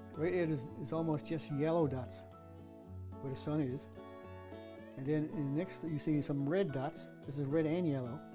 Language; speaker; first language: English; native; English